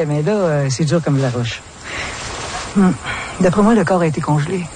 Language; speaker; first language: French; native; French